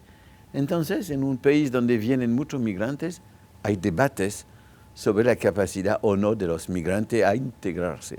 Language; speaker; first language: Spanish; non-native, local second language; French